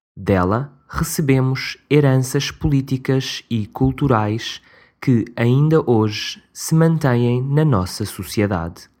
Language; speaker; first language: Portuguese; native; Portuguese